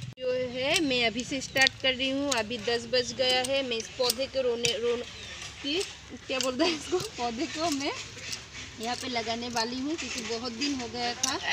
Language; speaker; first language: Hindi; non-native, local second language; Bangla